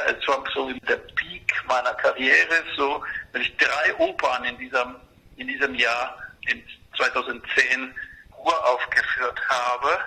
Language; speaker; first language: German; non-native, fluent; Spanish